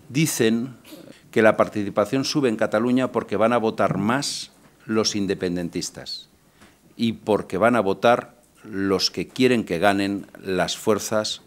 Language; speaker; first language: Spanish; native; Spanish